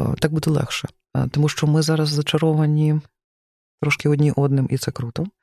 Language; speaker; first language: Ukrainian; native; Ukrainian